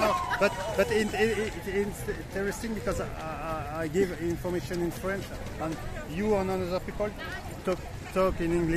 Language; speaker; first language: English; non-native, learner; French